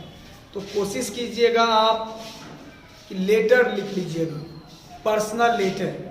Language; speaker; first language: Hindi; native; Hindi